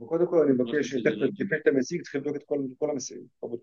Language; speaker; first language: Hebrew; native; Hebrew